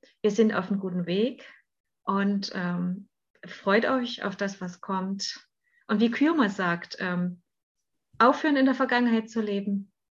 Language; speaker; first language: German; native; German